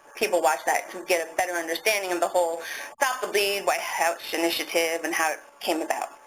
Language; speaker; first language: English; native; English